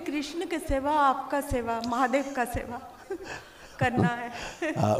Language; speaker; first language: Hindi; non-native, local second language; Odia